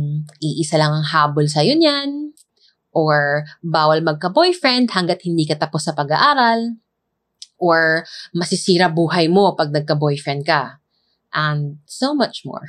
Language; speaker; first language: English; non-native, local second language; Filipino